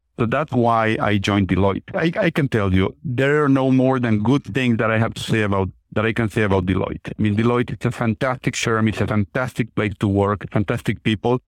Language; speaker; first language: English; non-native, fluent; Spanish